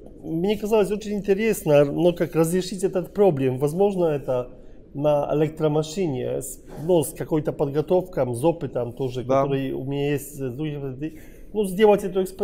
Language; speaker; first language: Russian; non-native, learner; Polish